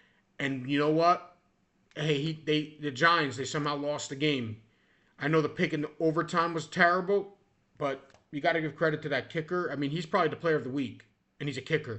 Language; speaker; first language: English; native; English